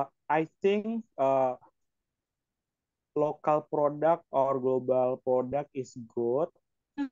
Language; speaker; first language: English; non-native, learner; Indonesian